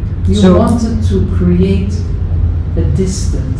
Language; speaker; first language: English; non-native, fluent; Dutch